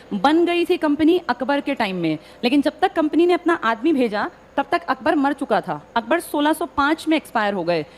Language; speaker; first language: Hindi; native; Hindi